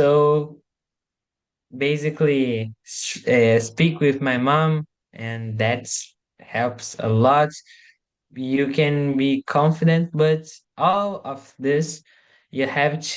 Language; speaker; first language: English; non-native, learner; Portuguese